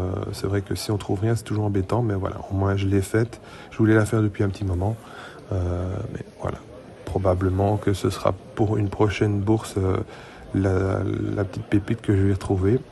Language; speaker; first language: French; native; French